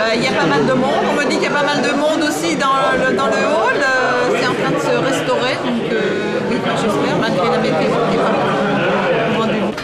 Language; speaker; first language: French; native; French